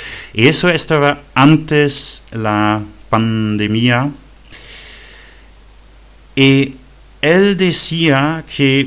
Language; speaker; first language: Spanish; non-native, fluent; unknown